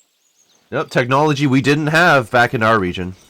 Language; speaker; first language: English; native; English